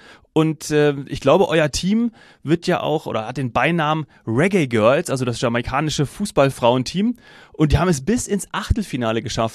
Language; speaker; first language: German; native; German